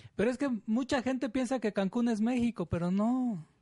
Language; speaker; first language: Spanish; native; Spanish